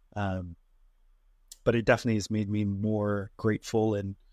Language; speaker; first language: English; native; English